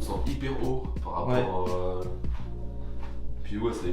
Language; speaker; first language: French; native; French